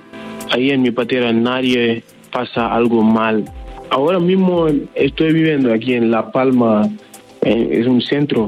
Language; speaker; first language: Spanish; non-native, learner; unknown